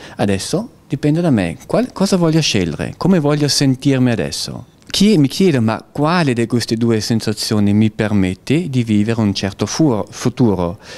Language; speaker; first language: Italian; non-native, fluent; German